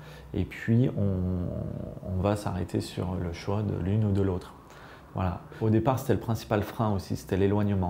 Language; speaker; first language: French; native; French